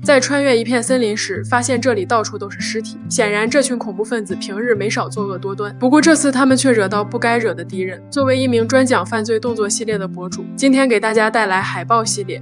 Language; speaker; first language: Chinese; native; Chinese